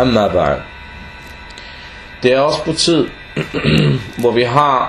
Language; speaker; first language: Danish; non-native, fluent; Arabic